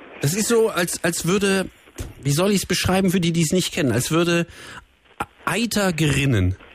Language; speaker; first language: German; native; German